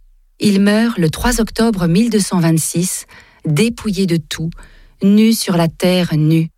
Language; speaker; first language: French; native; French